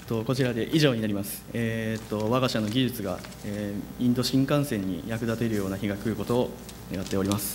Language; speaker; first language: Japanese; native; Japanese